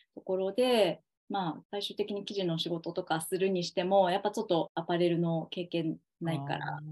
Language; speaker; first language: Japanese; native; Japanese